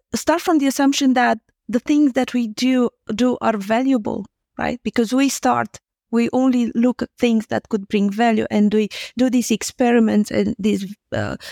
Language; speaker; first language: English; non-native, fluent; Romanian